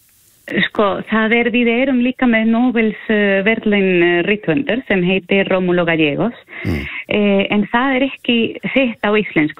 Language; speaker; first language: Icelandic; non-native, fluent; Spanish